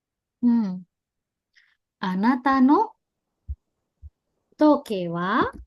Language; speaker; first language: Japanese; non-native, fluent; Indonesian